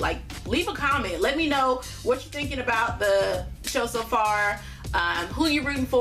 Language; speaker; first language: English; native; English